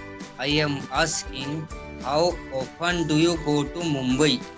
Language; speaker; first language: English; non-native, learner; Hindi